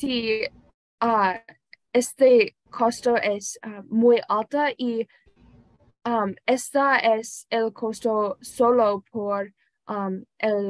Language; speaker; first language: Spanish; non-native, learner; English